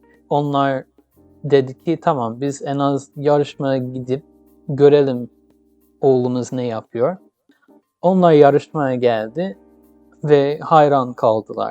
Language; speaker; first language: Turkish; early bilingual, heritage; English